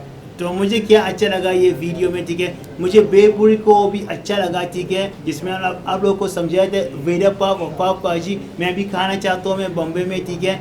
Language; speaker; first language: Hindi; non-native, learner; Arabic